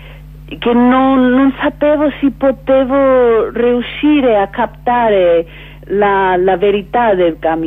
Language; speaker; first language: Italian; non-native, fluent; English